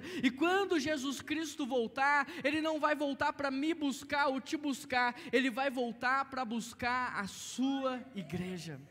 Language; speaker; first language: Portuguese; native; Portuguese